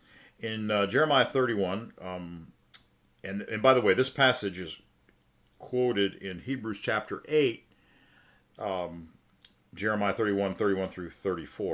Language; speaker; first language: English; native; English